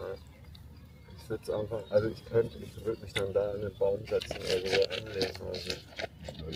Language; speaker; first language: German; native; German